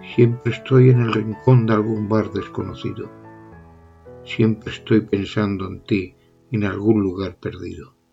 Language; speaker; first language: Spanish; non-native, local second language; Catalan